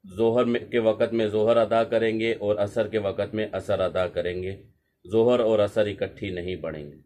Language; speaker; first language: Urdu; non-native, local second language; Punjabi